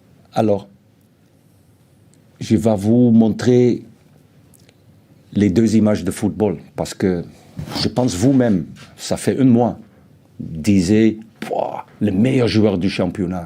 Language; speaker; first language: French; non-native, fluent; Dutch